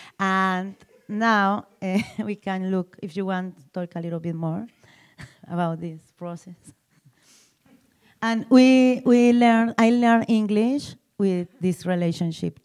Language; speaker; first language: English; non-native, learner; Spanish